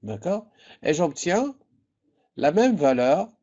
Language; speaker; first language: French; non-native, local second language; Arabic